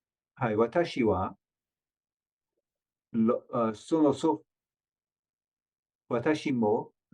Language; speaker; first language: Japanese; non-native, learner; English